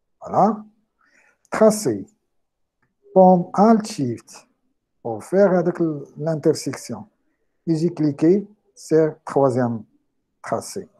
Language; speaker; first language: French; non-native, local second language; Arabic